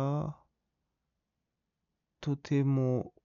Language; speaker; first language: Japanese; non-native, learner; English